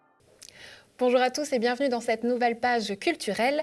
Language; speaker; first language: French; native; French